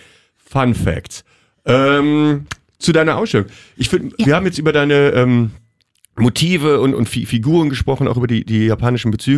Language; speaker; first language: German; native; German